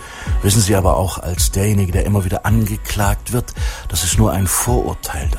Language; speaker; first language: German; native; German